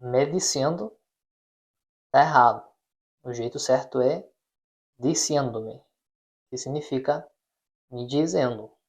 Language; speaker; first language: Portuguese; non-native, fluent; Spanish